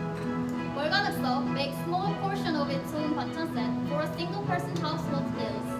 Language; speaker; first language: English; non-native, learner; Korean